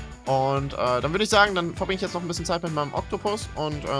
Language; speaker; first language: German; native; German